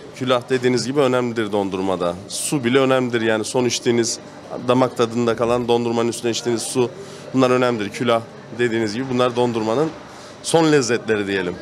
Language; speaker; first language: Turkish; native; Turkish